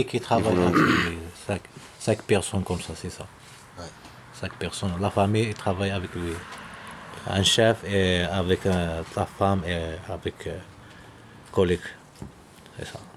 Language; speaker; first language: French; non-native, local second language; Arabic